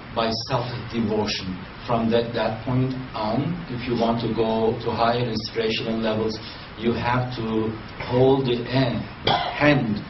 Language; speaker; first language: English; non-native, fluent; Turkish